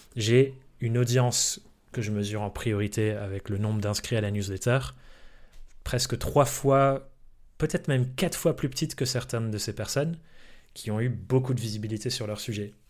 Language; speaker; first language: French; early bilingual, other home language; English